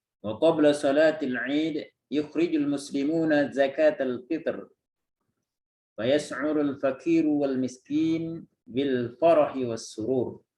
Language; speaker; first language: Arabic; non-native, fluent; Indonesian